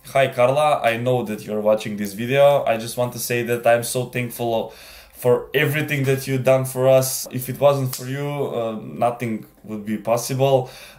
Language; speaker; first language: English; non-native, learner; Macedonian